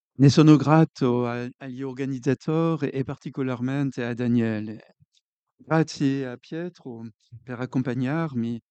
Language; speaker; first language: Italian; non-native, fluent; French